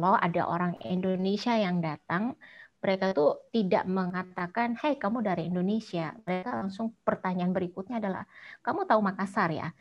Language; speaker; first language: Indonesian; native; Indonesian